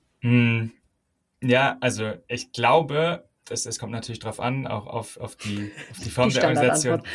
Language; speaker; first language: German; native; German